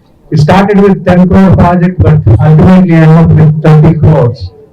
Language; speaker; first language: English; non-native, local second language; Telugu